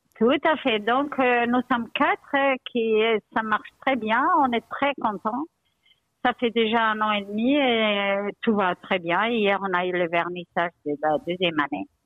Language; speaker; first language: French; non-native, fluent; Spanish